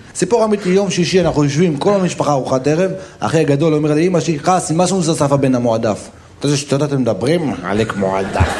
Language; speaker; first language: Hebrew; native; Hebrew